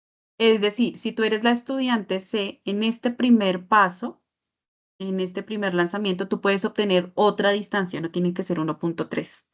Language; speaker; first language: Spanish; native; Spanish